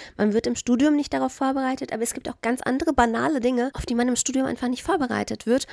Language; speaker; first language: German; native; German